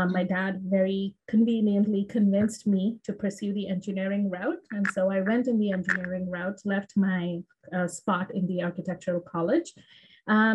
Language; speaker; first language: English; non-native, local second language; Bangla